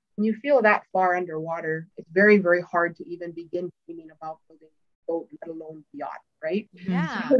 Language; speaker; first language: English; native; English